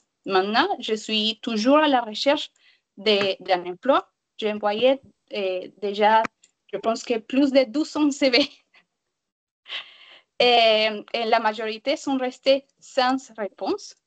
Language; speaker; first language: French; non-native, learner; Spanish